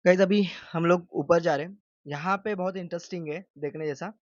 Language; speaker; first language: Hindi; non-native, local second language; Marathi